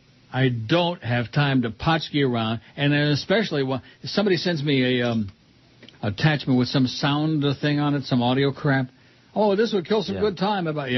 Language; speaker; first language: English; native; English